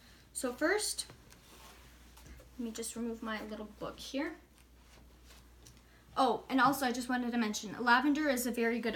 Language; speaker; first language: English; native; English